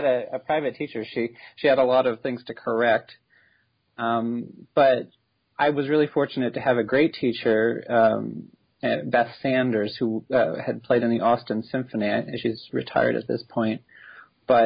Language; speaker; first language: English; native; English